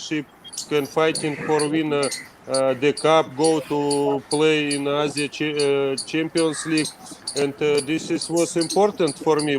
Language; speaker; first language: English; non-native, learner; Russian